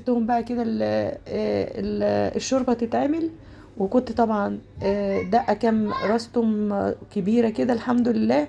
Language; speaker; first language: Arabic; native; Arabic